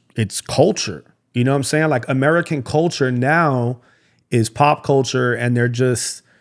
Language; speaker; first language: English; early bilingual, other home language; Hebrew